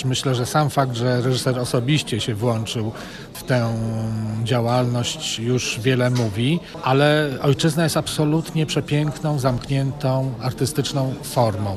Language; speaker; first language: Polish; native; Polish